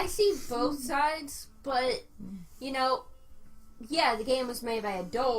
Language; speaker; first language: English; native; English